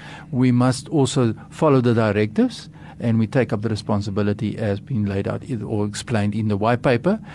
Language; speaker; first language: English; non-native, local second language; Afrikaans